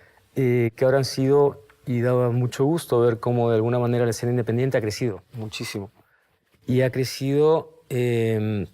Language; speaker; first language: Spanish; native; Spanish